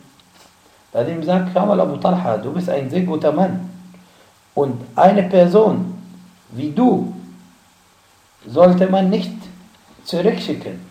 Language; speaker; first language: German; non-native, fluent; Arabic